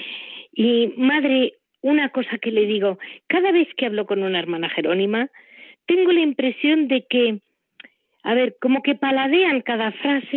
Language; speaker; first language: Spanish; native; Spanish